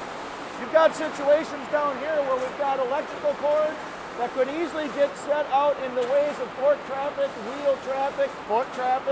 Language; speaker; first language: English; native; English